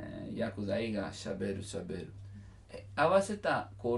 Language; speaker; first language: Japanese; non-native, learner; Italian